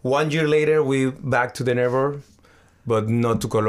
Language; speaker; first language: English; non-native, learner; Spanish